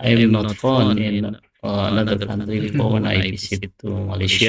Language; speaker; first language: English; non-native, learner; Indonesian